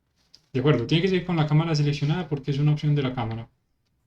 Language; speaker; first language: Spanish; native; Spanish